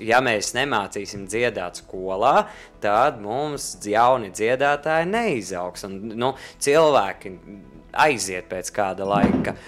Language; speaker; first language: Latvian; native; Latvian